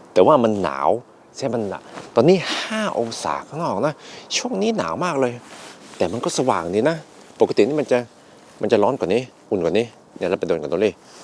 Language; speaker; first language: Thai; non-native, fluent; Norwegian